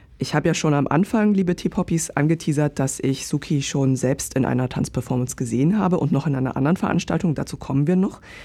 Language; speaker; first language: German; native; German